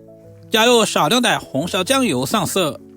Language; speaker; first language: Chinese; native; Chinese